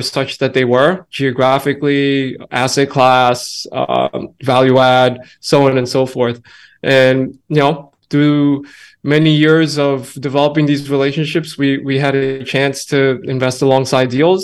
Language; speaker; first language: English; native; English